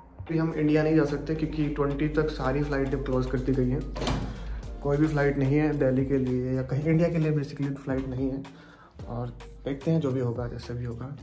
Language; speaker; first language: Hindi; non-native, local second language; Punjabi